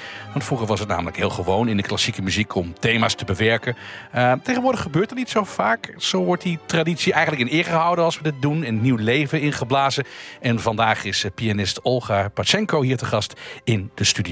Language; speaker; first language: Dutch; native; Dutch